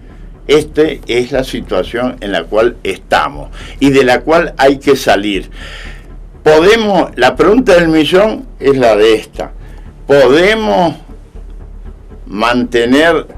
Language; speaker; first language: Spanish; native; Spanish